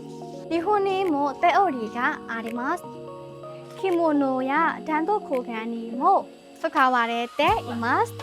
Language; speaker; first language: Japanese; non-native, learner; Burmese